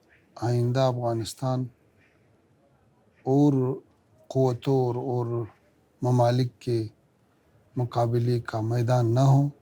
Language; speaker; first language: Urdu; non-native, learner; Pashto